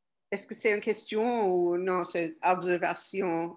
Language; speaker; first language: French; non-native, learner; English